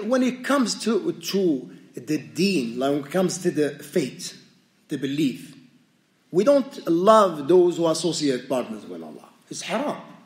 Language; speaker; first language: English; native; English